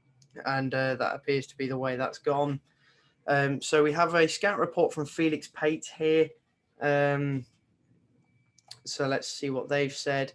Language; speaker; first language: English; native; English